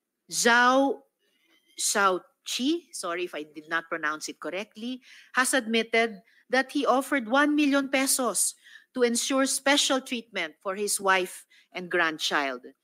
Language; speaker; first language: English; non-native, local second language; Filipino